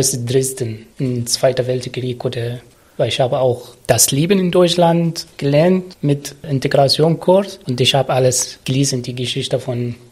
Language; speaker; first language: German; non-native, learner; Arabic